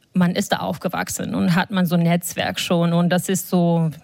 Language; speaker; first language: German; non-native, fluent; Georgian